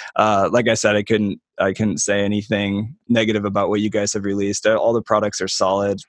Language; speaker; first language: English; native; English